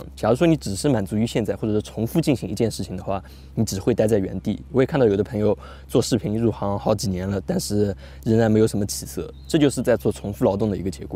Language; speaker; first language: Chinese; native; Chinese